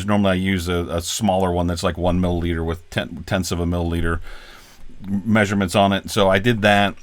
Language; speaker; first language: English; native; English